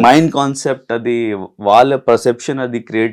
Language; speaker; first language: Telugu; non-native, learner; Hindi